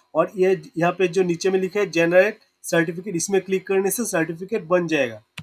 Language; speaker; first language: Hindi; non-native, local second language; Assamese